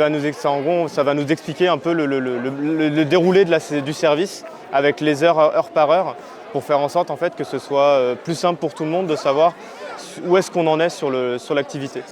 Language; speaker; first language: French; native; French